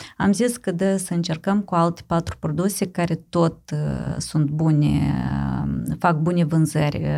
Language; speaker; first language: Romanian; native; Romanian